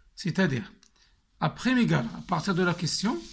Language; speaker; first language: French; non-native, local second language; Arabic